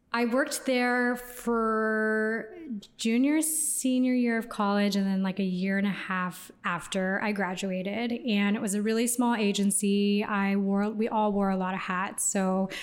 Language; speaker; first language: English; native; English